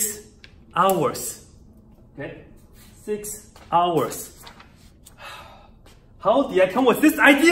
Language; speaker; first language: English; non-native, fluent; Chinese